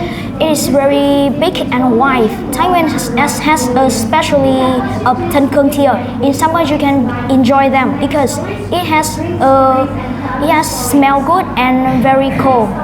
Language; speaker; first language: English; non-native, learner; Vietnamese